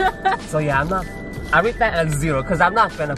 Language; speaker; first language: English; native; English